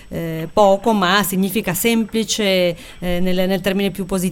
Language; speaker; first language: Italian; native; Italian